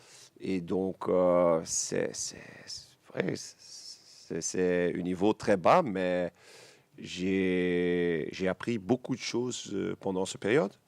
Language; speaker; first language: French; non-native, local second language; Dutch